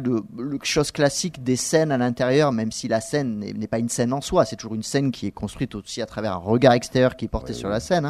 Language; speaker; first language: French; native; French